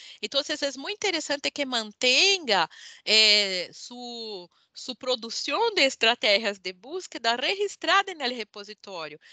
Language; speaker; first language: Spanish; non-native, learner; Portuguese